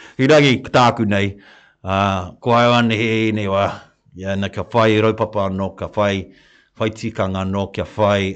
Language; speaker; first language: Māori; non-native, local second language; English